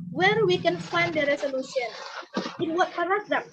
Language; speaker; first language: English; non-native, learner; Indonesian